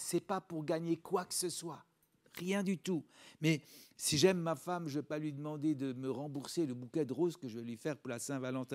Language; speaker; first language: French; native; French